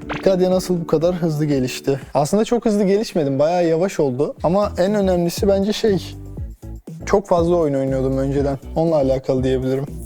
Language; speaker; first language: Turkish; native; Turkish